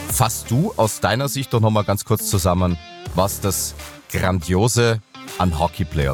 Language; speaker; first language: German; native; German